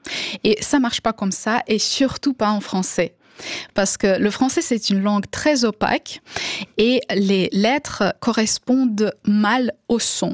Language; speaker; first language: French; non-native, fluent; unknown